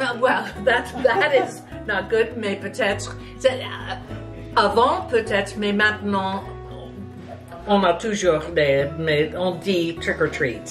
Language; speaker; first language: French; non-native, learner; English